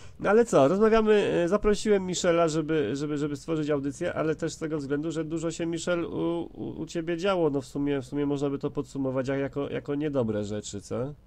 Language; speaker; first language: Polish; native; Polish